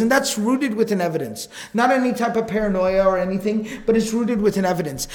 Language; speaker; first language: English; native; English